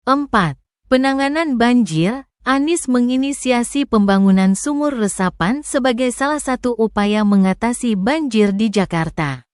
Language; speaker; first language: Indonesian; native; Indonesian